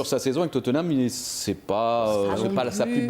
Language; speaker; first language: French; native; French